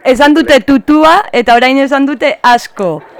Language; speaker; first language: Basque; native; Basque